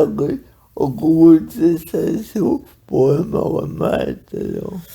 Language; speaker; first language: Basque; non-native, learner; Spanish